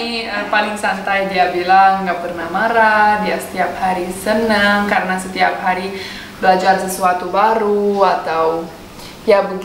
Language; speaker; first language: Indonesian; non-native, learner; Russian